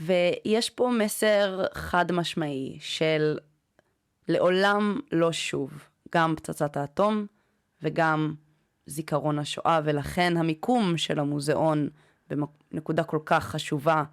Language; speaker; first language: Hebrew; native; Hebrew